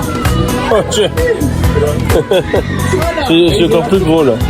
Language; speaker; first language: French; native; French